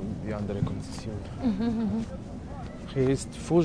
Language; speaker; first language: German; non-native, fluent; Serbian